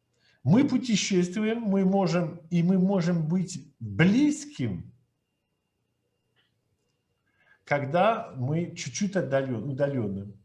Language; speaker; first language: Russian; non-native, fluent; French